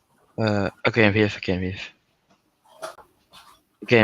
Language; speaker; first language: English; non-native, learner; Thai